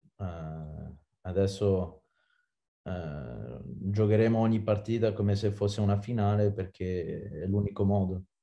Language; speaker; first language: Italian; non-native, fluent; French